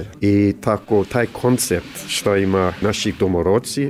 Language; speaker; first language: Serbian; early bilingual, heritage; English